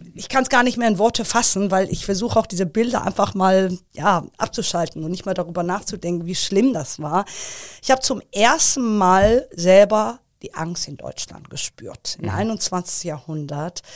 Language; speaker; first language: German; early bilingual, other home language; Persian